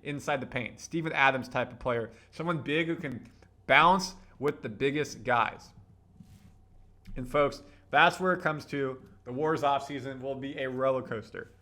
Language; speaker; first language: English; native; English